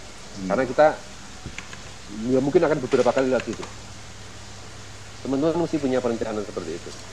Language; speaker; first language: Indonesian; native; Indonesian